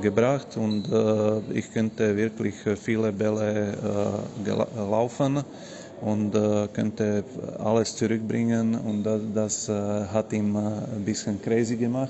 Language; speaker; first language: German; non-native, learner; Slovak